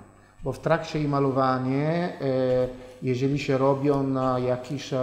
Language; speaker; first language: Polish; non-native, fluent; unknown